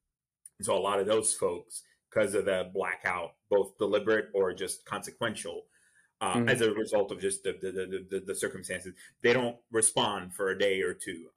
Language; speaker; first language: English; non-native, fluent; Arabic